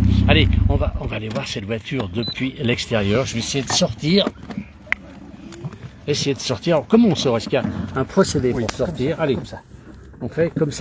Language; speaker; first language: French; native; French